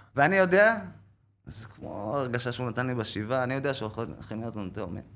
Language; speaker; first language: Hebrew; native; Hebrew